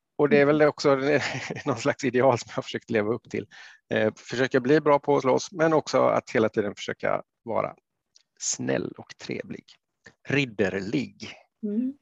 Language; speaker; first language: Swedish; native; Swedish